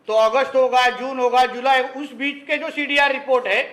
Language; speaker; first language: Hindi; non-native, local second language; Marathi